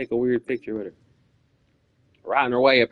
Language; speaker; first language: English; native; English